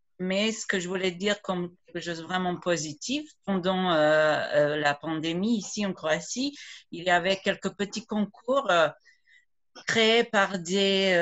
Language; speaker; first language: French; non-native, fluent; Croatian